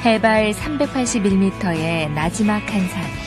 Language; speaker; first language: Korean; native; Korean